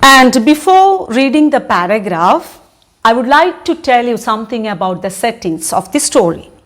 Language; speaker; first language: English; non-native, local second language; Malayalam